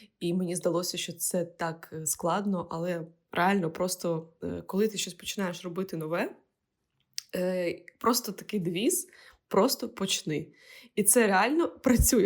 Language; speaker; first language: Ukrainian; non-native, local second language; Russian